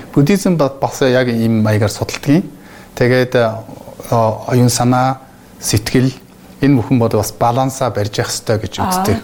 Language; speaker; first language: Mongolian; native; Mongolian